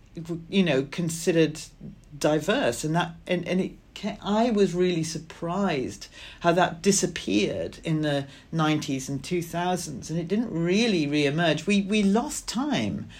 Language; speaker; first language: English; native; English